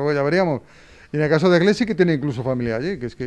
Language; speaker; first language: Spanish; native; Spanish